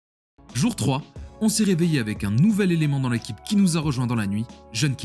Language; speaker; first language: French; native; French